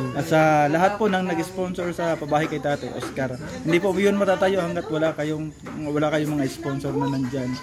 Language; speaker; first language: Filipino; native; Filipino